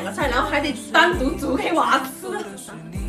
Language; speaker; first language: Chinese; native; Chinese